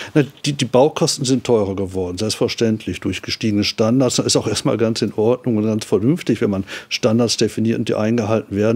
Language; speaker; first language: German; native; German